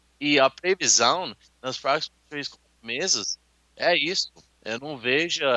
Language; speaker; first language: Portuguese; non-native, learner; English